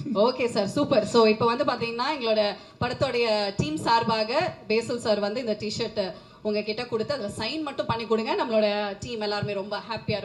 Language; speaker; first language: Tamil; native; Tamil